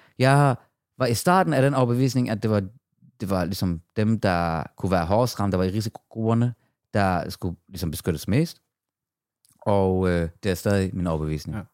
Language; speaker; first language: Danish; early bilingual, other home language; Persian